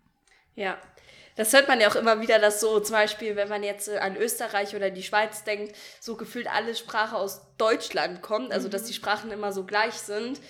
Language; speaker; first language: German; native; German